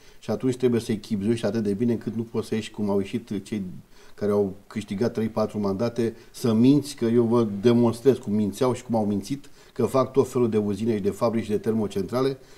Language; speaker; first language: Romanian; native; Romanian